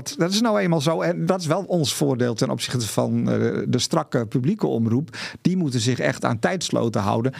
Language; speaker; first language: Dutch; native; Dutch